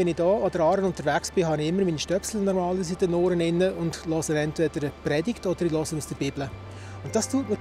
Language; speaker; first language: German; native; German